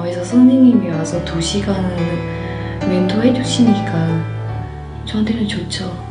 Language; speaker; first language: Korean; non-native, fluent; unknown